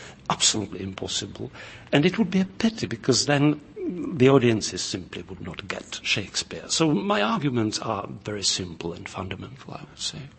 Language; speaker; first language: English; non-native, fluent; Czech